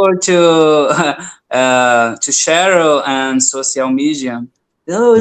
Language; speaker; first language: English; non-native, learner; Portuguese